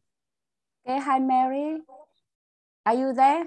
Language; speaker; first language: English; non-native, learner; Vietnamese